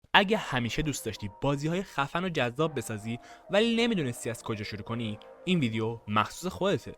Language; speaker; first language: Persian; native; Persian